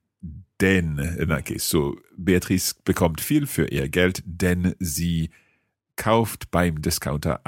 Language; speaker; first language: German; non-native, learner; English